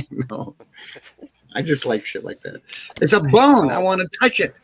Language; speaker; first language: English; native; English